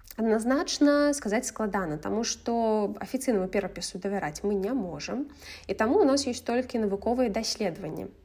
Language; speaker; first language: Belarusian; non-native, local second language; Russian